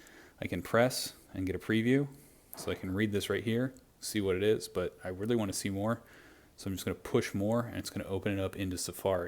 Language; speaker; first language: English; native; English